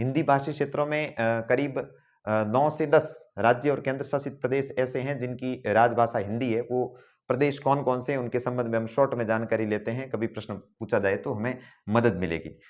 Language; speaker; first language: Hindi; native; Hindi